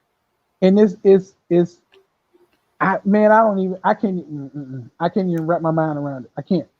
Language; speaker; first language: English; native; English